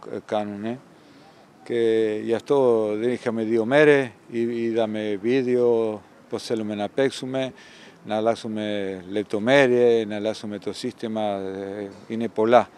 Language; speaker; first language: Greek; non-native, fluent; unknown